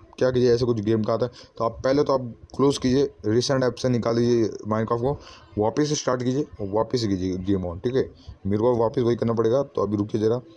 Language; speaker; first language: Hindi; native; Hindi